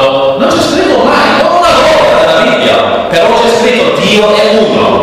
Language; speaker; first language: Italian; non-native, learner; English